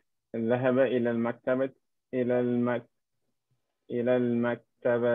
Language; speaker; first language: Arabic; non-native, learner; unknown